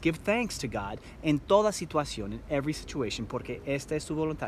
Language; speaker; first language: Spanish; non-native, fluent; English